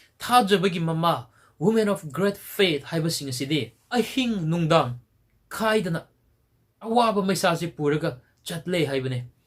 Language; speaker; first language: Manipuri; non-native, local second language; Tangkhul Naga (India)